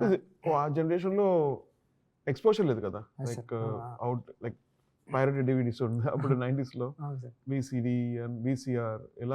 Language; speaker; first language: Telugu; non-native, learner; Tamil